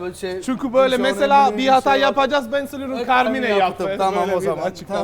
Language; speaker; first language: Turkish; non-native, fluent; Italian